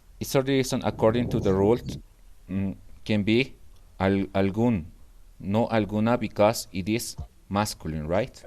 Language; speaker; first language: English; non-native, fluent; Spanish